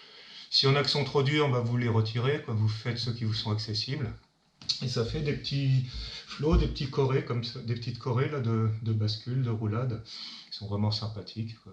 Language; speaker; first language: French; native; French